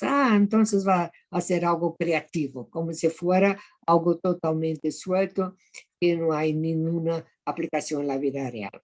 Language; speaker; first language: Spanish; non-native, fluent; Portuguese